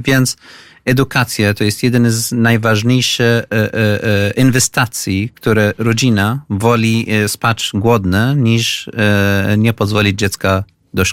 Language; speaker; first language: Polish; non-native, fluent; Arabic